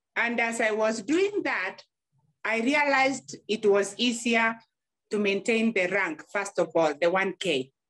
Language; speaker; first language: English; non-native, local second language; Gusii